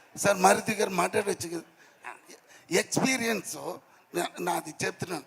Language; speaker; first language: Telugu; non-native, fluent; Tamil